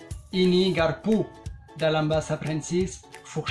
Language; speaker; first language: Indonesian; non-native, fluent; French